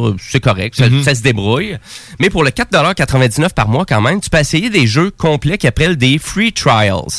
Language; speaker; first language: French; native; French